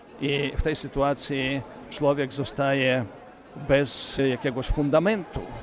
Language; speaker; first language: Polish; early bilingual, heritage; Polish